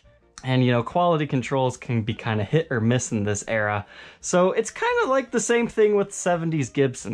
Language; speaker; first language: English; native; English